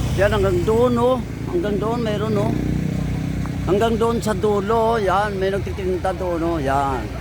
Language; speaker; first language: Filipino; non-native, local second language; Hiligaynon